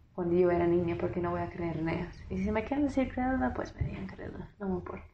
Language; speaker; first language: Spanish; non-native, fluent; English